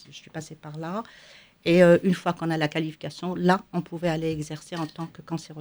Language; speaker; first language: French; non-native, local second language; Arabic